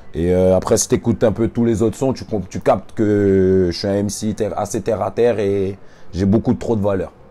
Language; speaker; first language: French; native; French